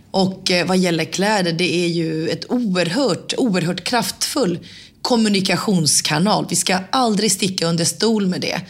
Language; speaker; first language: Swedish; early bilingual, other home language; Finnish